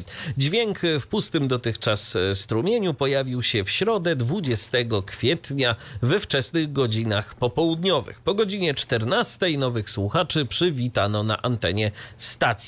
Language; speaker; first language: Polish; native; Polish